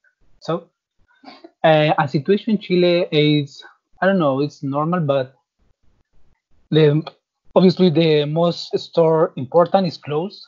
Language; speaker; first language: English; non-native, learner; Spanish